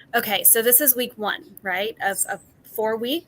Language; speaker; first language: English; native; English